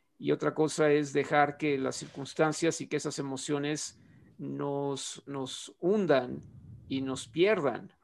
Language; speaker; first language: Spanish; native; Spanish